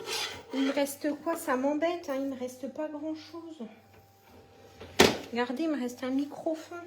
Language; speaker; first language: French; native; French